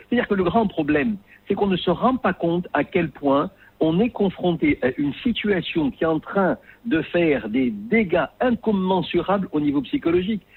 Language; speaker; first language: French; non-native, local second language; Arabic